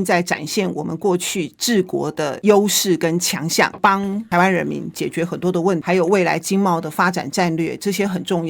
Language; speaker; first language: Chinese; native; Chinese